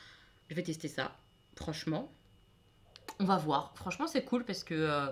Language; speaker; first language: French; native; French